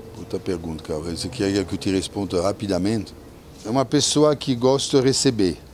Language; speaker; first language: Portuguese; non-native, fluent; French